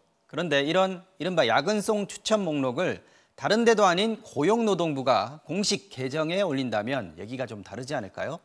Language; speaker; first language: Korean; native; Korean